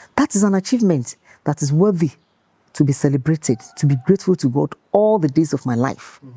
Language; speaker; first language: English; non-native, local second language; Yoruba